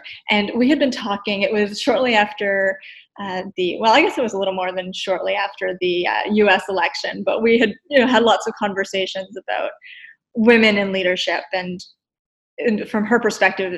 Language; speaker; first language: English; native; English